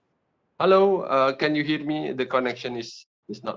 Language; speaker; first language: English; non-native, fluent; Indonesian